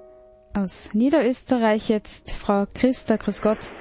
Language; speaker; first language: German; native; German